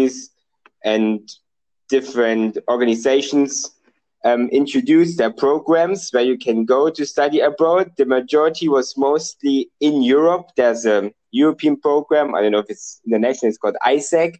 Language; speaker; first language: English; non-native, fluent; German